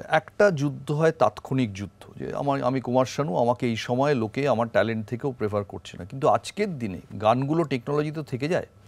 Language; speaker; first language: Bangla; native; Bangla